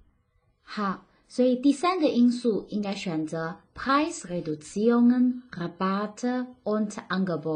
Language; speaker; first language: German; non-native, fluent; Chinese